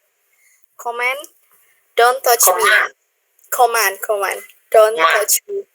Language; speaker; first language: English; non-native, learner; Indonesian